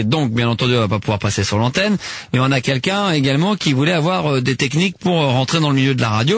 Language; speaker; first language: French; native; French